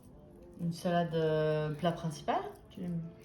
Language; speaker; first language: French; native; French